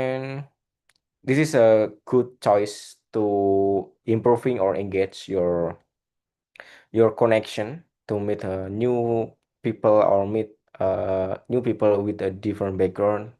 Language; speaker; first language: English; non-native, learner; Indonesian